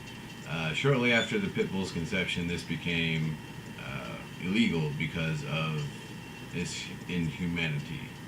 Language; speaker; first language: English; native; English